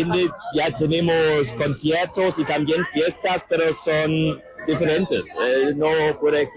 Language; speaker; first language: Spanish; non-native, learner; German